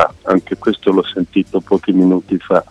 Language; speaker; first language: Italian; native; Italian